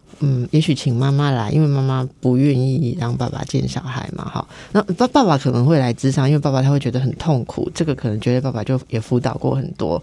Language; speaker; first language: Chinese; native; Chinese